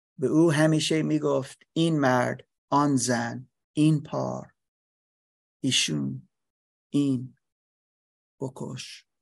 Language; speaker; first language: Persian; non-native, learner; English